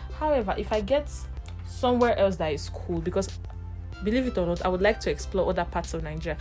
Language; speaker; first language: English; non-native, local second language; Igbo